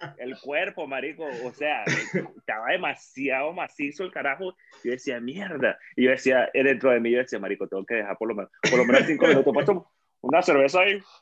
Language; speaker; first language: Spanish; native; Spanish